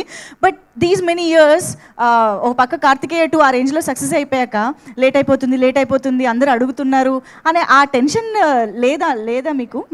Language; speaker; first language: Telugu; native; Telugu